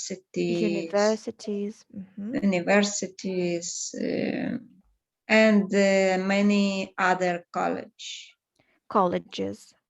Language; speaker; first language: English; non-native, learner; Russian